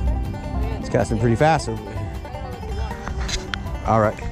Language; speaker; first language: English; native; English